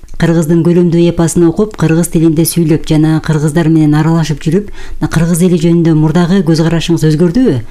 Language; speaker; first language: Kyrgyz; native; Kyrgyz